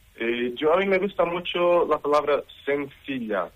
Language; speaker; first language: Spanish; non-native, learner; Portuguese